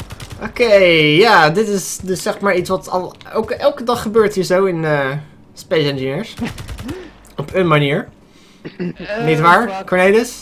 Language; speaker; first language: Dutch; native; Dutch